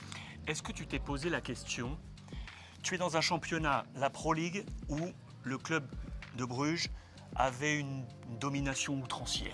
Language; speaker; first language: French; native; French